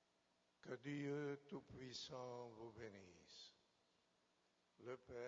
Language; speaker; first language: French; non-native, fluent; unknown